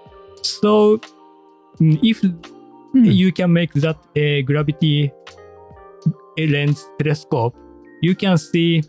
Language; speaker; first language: English; non-native, learner; Japanese